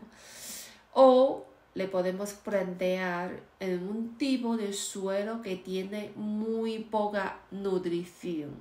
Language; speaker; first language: Spanish; non-native, fluent; Chinese